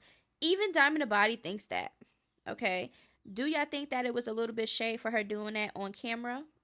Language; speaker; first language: English; native; English